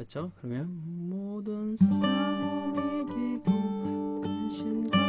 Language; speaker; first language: Korean; native; Korean